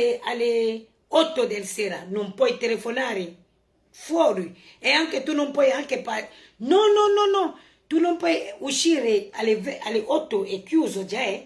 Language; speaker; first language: Italian; non-native, learner; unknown